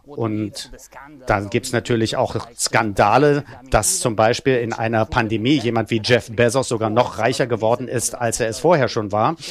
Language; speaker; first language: German; non-native, fluent; Italian